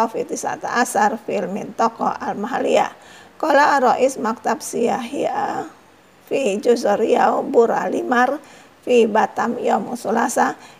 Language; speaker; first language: Arabic; non-native, fluent; Indonesian